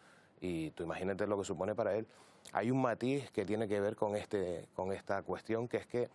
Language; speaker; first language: Spanish; native; Spanish